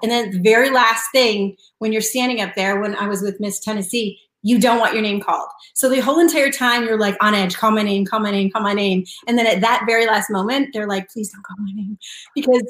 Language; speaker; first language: English; native; English